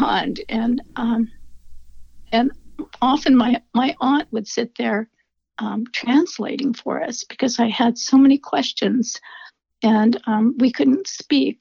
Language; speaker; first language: English; native; English